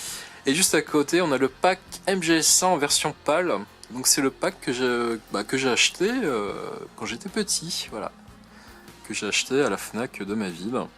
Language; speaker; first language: French; native; French